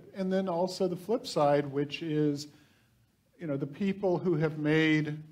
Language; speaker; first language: English; native; English